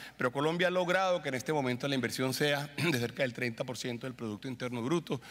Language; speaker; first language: Spanish; native; Spanish